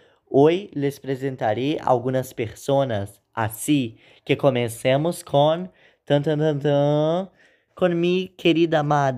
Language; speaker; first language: Spanish; non-native, learner; Portuguese